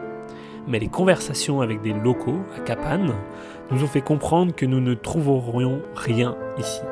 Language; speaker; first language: French; native; French